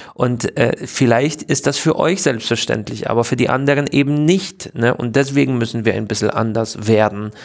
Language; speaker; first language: German; non-native, fluent; Polish